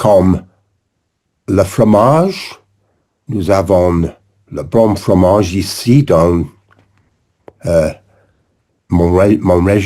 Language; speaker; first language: French; non-native, learner; English